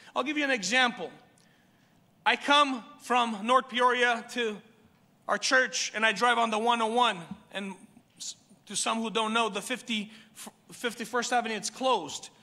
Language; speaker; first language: English; early bilingual, other home language; Romanian